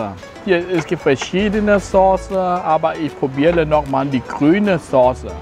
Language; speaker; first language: German; non-native, fluent; Thai